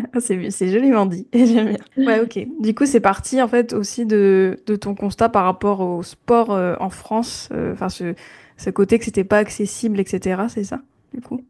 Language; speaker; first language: French; native; French